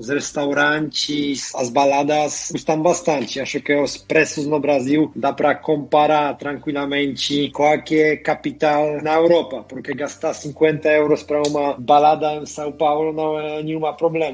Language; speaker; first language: Portuguese; non-native, fluent; Polish